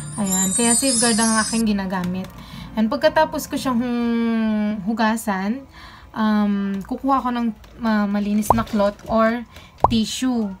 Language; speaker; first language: Filipino; non-native, local second language; Pampanga